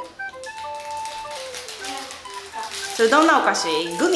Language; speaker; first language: Japanese; native; Japanese